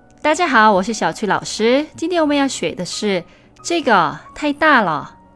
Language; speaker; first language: Chinese; non-native, fluent; Korean